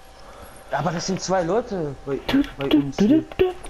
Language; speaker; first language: German; non-native, learner; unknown